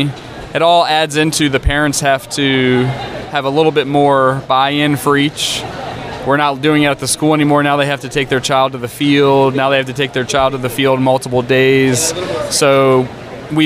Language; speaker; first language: English; native; English